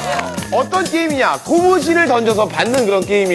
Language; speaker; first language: Korean; native; Korean